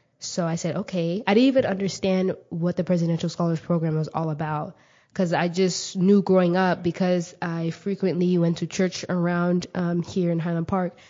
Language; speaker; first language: English; early bilingual, other home language; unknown